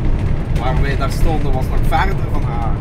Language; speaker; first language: Dutch; native; Dutch